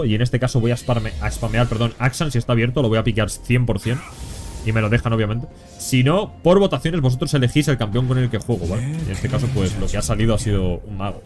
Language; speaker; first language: Spanish; native; Spanish